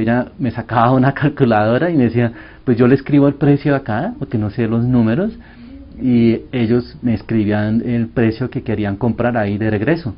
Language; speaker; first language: Spanish; early bilingual, other home language; Korean